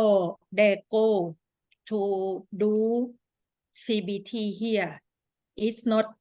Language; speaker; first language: English; non-native, fluent; Thai